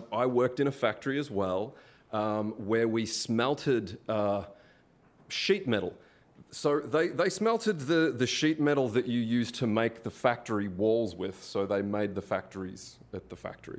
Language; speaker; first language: English; native; English